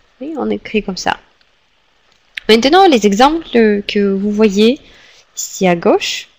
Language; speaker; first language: French; non-native, fluent; Russian